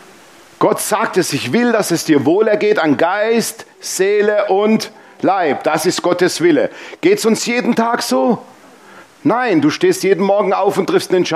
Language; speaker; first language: German; native; German